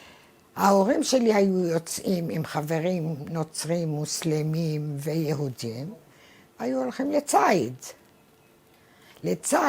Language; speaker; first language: Hebrew; non-native, fluent; Arabic